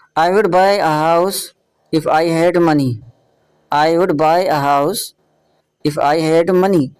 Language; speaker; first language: English; non-native, local second language; Urdu